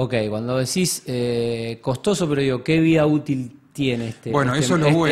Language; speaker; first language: Spanish; native; Spanish